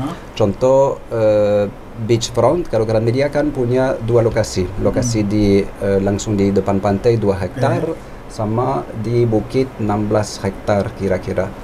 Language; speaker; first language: Indonesian; non-native, fluent; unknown